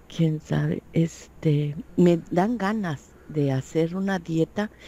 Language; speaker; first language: Spanish; native; Spanish